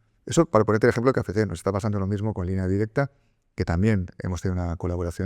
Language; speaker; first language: Spanish; native; Spanish